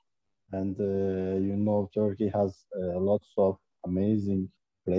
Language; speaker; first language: English; non-native, learner; Turkish